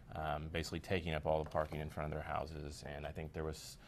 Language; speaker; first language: English; native; English